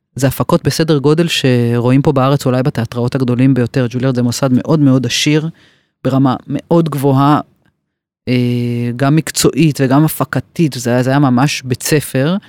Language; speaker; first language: Hebrew; native; Hebrew